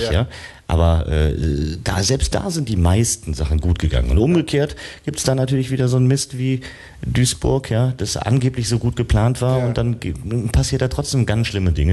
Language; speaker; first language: German; native; German